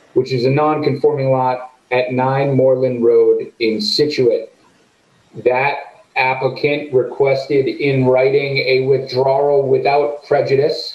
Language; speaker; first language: English; native; English